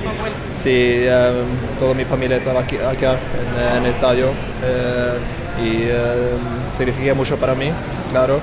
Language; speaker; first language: Spanish; early bilingual, heritage; Spanish